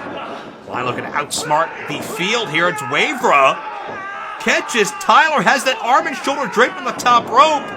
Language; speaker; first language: English; native; English